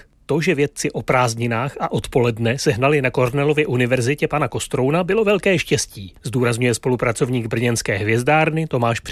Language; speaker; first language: Czech; native; Czech